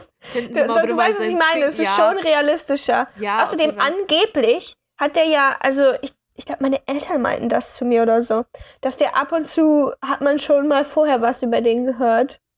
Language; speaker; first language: German; native; German